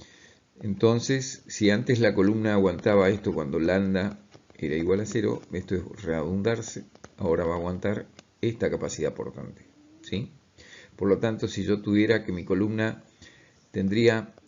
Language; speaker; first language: Spanish; native; Spanish